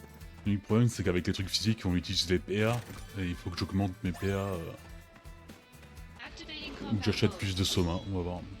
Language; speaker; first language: French; native; French